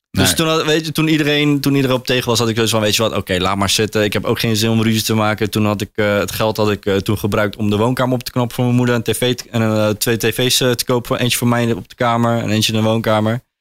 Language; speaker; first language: Dutch; early bilingual, other home language; Turkish